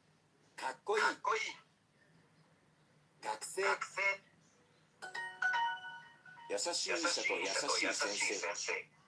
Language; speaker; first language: Japanese; non-native, learner; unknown